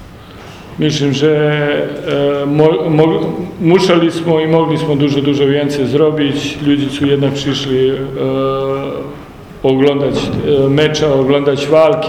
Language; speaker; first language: Polish; non-native, learner; Croatian